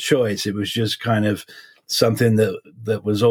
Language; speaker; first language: English; native; English